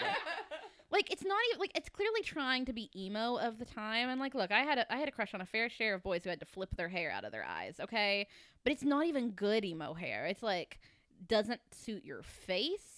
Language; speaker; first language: English; native; English